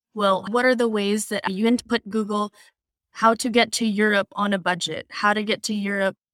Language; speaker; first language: English; non-native, local second language; Filipino